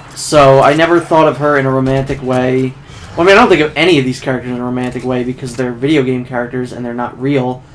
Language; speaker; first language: English; native; English